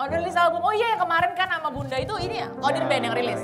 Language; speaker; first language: Indonesian; native; Indonesian